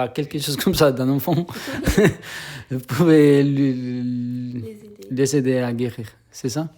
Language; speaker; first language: French; non-native, fluent; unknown